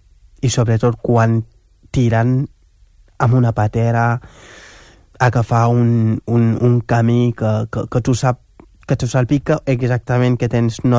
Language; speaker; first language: Catalan; non-native, fluent; Wolof